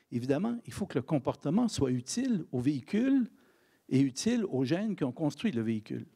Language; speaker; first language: French; native; French